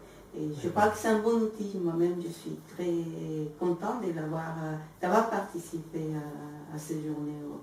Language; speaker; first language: French; non-native, fluent; Spanish